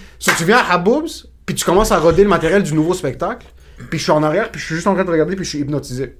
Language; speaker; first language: French; early bilingual, other home language; Spanish